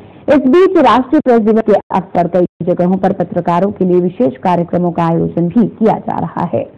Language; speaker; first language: Hindi; native; Hindi